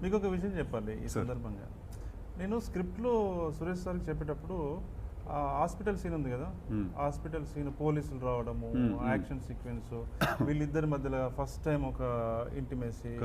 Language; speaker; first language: Telugu; native; Telugu